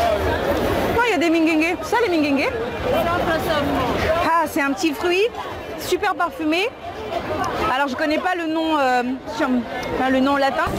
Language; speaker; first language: French; native; French